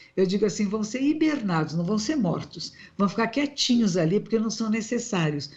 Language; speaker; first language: Portuguese; native; Portuguese